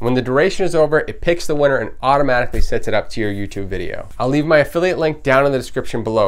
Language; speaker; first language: English; native; English